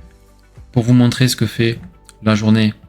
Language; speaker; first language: French; native; French